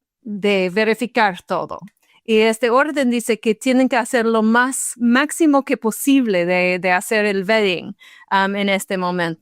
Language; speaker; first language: Spanish; non-native, fluent; English